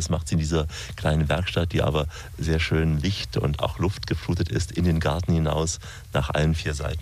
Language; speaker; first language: German; native; German